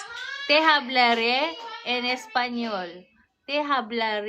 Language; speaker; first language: Spanish; non-native, learner; Filipino